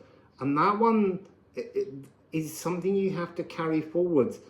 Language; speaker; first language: English; native; English